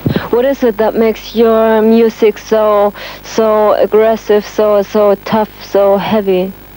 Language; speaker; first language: English; non-native, fluent; German